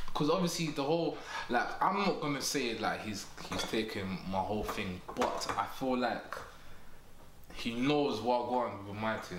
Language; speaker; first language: English; early bilingual, other home language; French